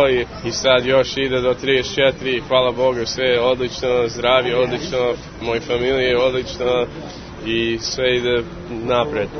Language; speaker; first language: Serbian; early bilingual, heritage; English